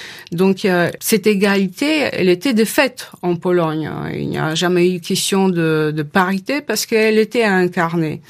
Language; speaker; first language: French; non-native, fluent; Polish